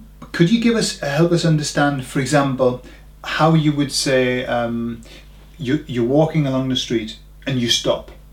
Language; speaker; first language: English; native; English